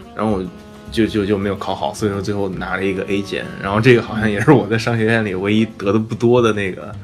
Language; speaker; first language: Chinese; native; Chinese